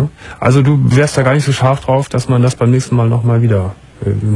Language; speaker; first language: German; native; German